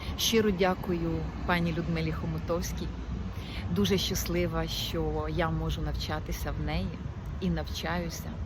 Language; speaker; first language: Ukrainian; native; Ukrainian